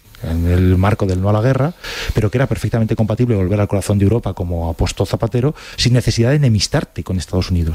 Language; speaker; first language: Spanish; native; Spanish